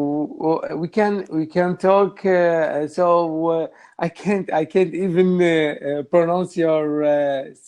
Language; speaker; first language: English; non-native, learner; Arabic